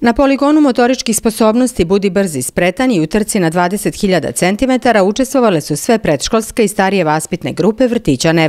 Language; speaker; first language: Serbian; native; Serbian